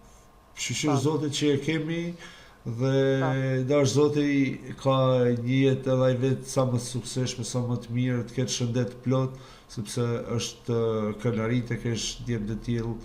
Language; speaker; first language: Albanian; native; Albanian